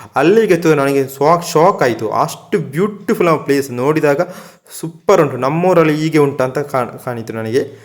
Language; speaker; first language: Kannada; non-native, local second language; Tulu